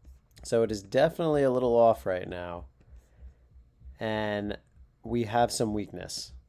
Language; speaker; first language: English; native; English